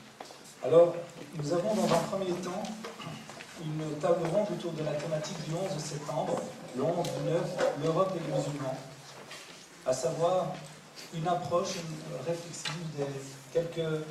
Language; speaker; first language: French; native; French